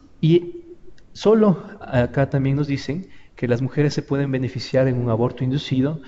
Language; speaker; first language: Spanish; native; Spanish